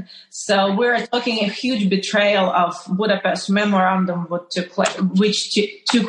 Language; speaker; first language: English; non-native, fluent; Ukrainian